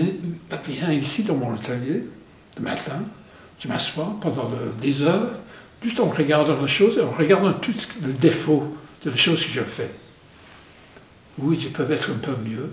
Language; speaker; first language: French; non-native, fluent; English